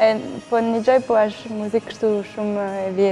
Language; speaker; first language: Albanian; early bilingual, heritage; French